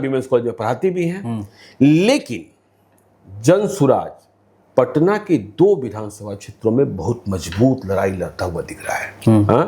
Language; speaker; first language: Hindi; native; Hindi